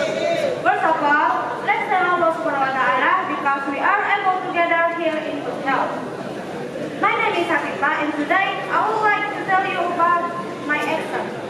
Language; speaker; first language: English; non-native, learner; Indonesian